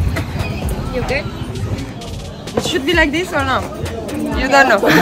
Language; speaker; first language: English; non-native, learner; Romanian